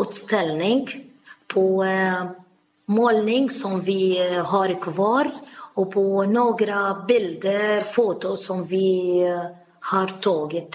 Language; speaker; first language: Swedish; non-native, learner; Arabic